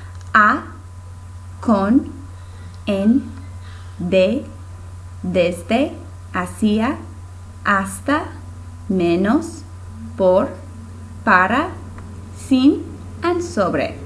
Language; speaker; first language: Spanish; non-native, fluent; English